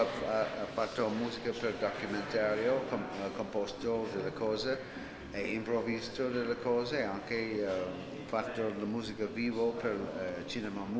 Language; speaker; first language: Italian; non-native, learner; English